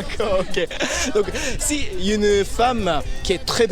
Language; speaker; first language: French; non-native, learner; Japanese